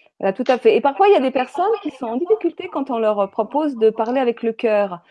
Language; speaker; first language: French; native; French